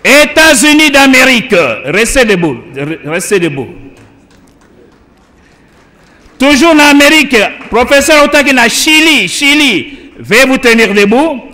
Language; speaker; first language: French; non-native, local second language; Lingala